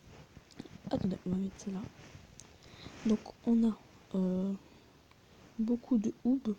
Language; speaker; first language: French; native; French